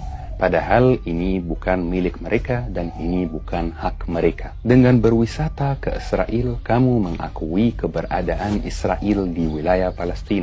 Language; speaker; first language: Indonesian; non-native, fluent; Arabic